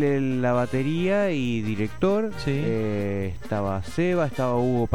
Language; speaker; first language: Spanish; native; Spanish